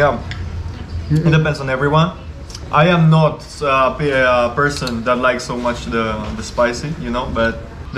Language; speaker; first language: English; non-native, fluent; Spanish